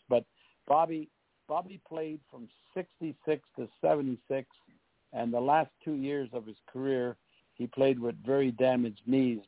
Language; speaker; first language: English; native; English